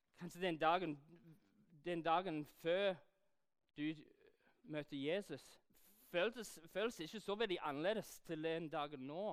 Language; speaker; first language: Norwegian; non-native, fluent; English